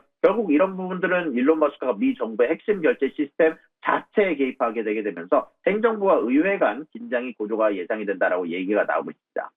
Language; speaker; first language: Korean; native; Korean